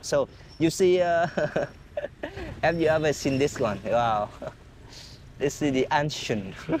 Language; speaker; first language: English; non-native, fluent; Vietnamese